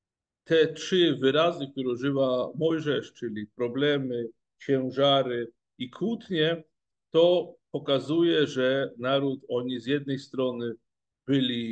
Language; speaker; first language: Polish; non-native, fluent; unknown